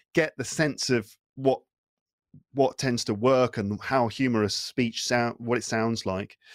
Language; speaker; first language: English; native; English